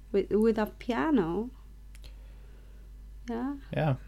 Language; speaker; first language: English; non-native, learner; Spanish